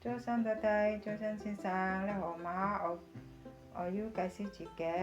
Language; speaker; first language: Cantonese; non-native, learner; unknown